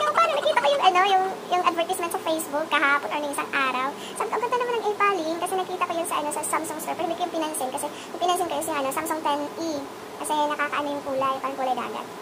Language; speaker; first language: Filipino; non-native, local second language; Cebuano